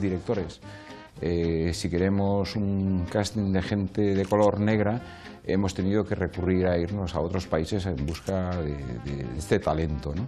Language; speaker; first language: Spanish; native; Spanish